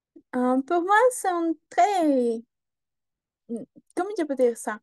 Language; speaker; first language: French; non-native, learner; Spanish